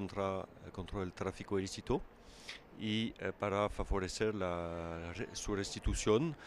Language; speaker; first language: Spanish; non-native, fluent; French